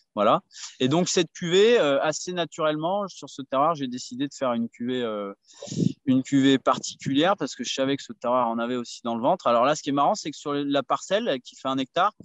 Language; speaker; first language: French; native; French